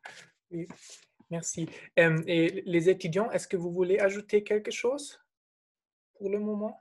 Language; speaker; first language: French; non-native, fluent; German